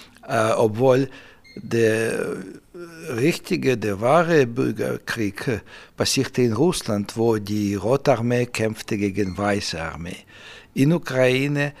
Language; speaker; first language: German; non-native, fluent; Russian